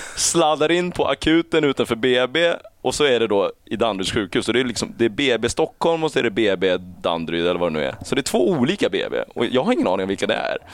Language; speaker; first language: Swedish; early bilingual, other home language; Chinese